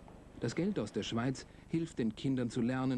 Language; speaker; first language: German; native; German